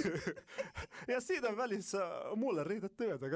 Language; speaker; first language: Finnish; non-native, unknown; Arabic